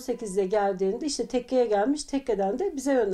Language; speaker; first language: Turkish; native; Turkish